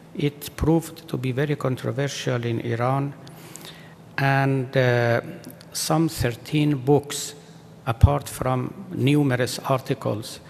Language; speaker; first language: English; non-native, fluent; Persian